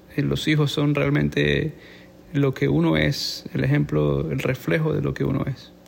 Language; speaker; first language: Spanish; native; Spanish